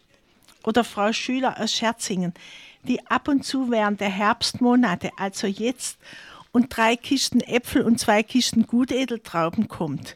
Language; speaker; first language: German; native; German